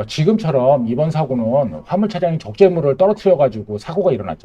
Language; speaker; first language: Korean; native; Korean